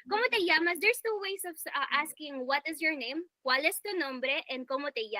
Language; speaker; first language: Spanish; non-native, fluent; English